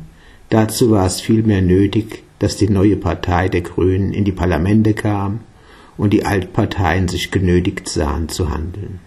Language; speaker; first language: German; native; German